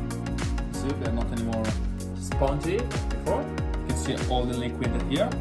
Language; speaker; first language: English; non-native, fluent; Italian